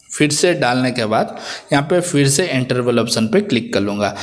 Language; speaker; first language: Hindi; native; Hindi